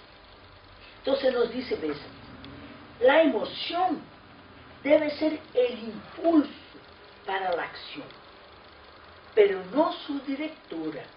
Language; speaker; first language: Spanish; non-native, fluent; Portuguese